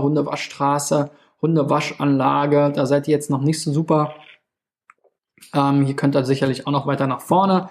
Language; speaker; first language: German; native; German